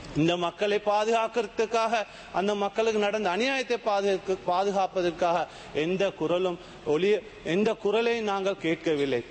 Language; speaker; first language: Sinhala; non-native, local second language; Tamil